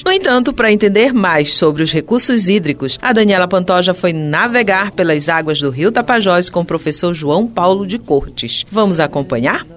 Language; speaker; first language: Portuguese; native; Portuguese